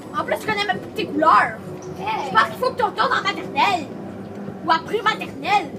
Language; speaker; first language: French; native; French